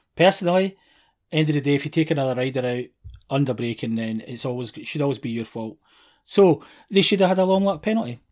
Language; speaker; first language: English; native; English